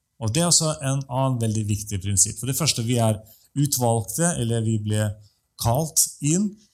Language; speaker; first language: Norwegian; non-native, fluent; Russian